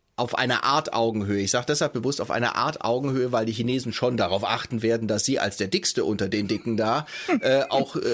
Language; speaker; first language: German; native; German